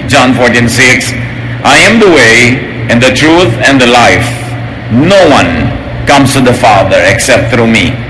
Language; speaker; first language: English; non-native, local second language; Filipino